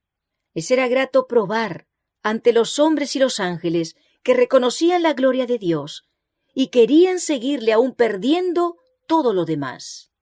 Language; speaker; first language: Spanish; native; Spanish